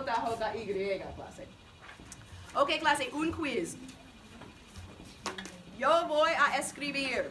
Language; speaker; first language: Spanish; non-native, fluent; English